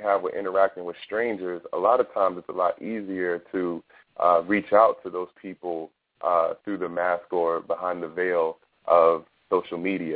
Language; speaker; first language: English; native; English